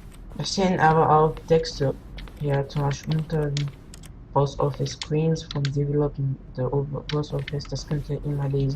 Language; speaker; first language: German; non-native, local second language; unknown